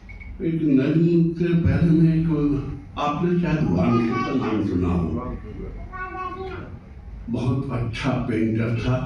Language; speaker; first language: Hindi; native; Hindi